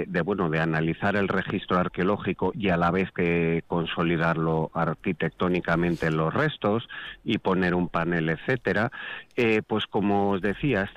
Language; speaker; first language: Spanish; native; Spanish